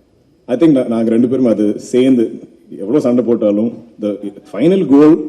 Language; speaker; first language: Tamil; non-native, local second language; Malayalam